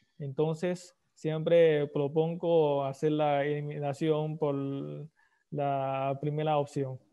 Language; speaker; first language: Spanish; non-native, fluent; Chinese